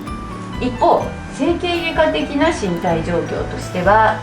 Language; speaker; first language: Japanese; native; Japanese